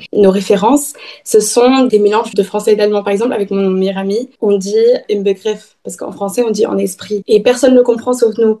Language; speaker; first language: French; early bilingual, heritage; French